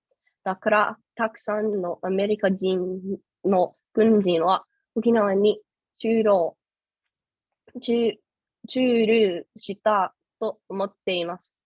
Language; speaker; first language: Japanese; non-native, learner; English